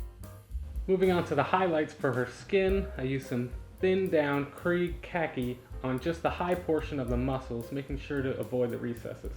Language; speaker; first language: English; native; English